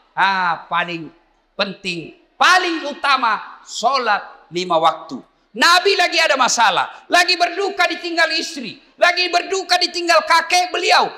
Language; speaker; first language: Indonesian; non-native, local second language; Buginese